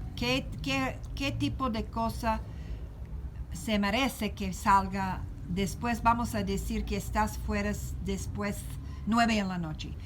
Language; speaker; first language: Spanish; non-native, learner; English